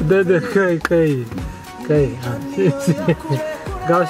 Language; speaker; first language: Chinese; non-native, learner; Kinyarwanda